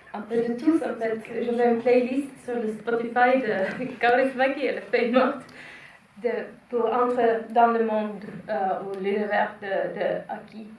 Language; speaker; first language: French; non-native, fluent; Finnish